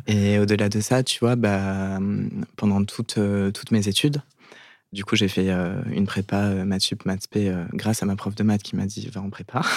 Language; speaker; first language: French; native; French